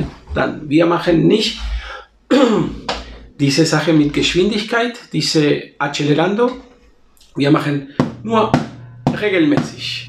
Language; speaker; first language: German; non-native, fluent; Spanish